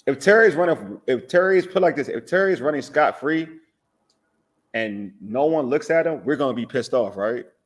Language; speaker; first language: English; native; English